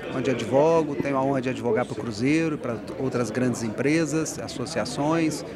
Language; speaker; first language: Portuguese; native; Portuguese